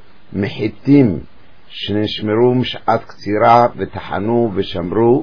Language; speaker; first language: Hebrew; native; Hebrew